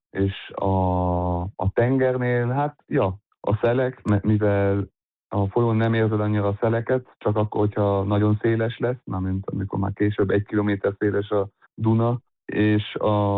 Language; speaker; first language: Hungarian; early bilingual, heritage; Hungarian